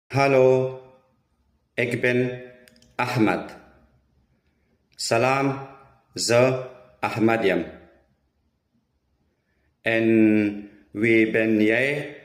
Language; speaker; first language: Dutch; non-native, learner; Pashto